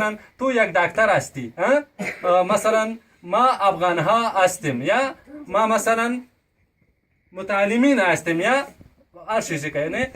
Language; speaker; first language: Persian; non-native, local second language; Pashto